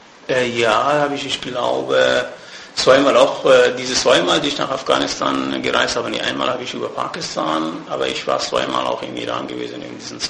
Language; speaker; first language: German; non-native, fluent; Persian